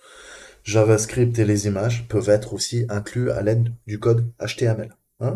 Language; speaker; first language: French; native; French